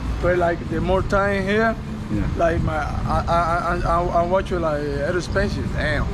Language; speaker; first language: English; non-native, learner; Spanish